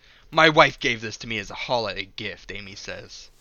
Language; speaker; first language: English; native; English